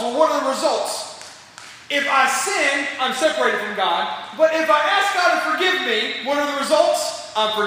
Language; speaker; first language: English; native; English